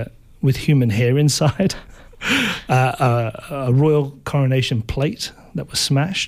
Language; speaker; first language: English; native; English